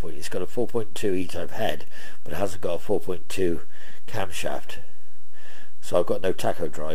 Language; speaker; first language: English; native; English